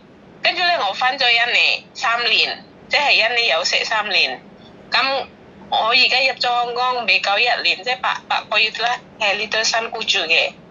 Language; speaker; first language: Cantonese; non-native, learner; Indonesian